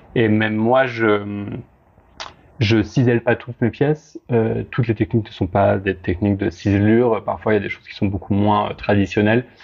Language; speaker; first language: French; native; French